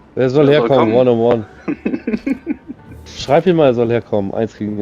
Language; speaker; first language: German; native; German